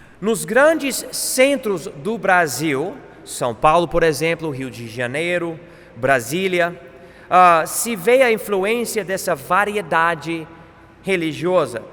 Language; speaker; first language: Portuguese; non-native, fluent; English